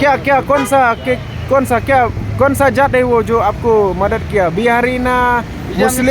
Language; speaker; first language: Hindi; non-native, local second language; Khasi